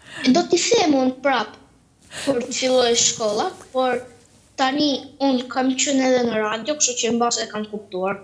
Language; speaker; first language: Albanian; early bilingual, heritage; Albanian